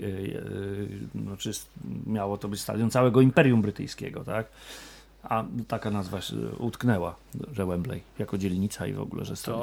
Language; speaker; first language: Polish; native; Polish